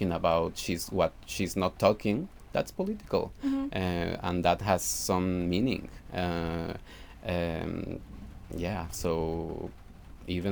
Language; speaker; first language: English; non-native, fluent; Spanish